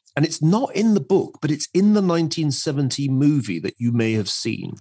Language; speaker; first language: English; native; English